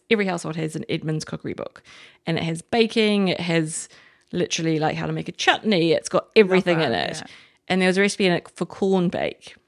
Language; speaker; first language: English; native; English